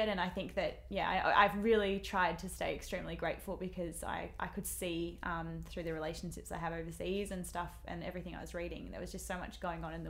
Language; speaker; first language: English; native; English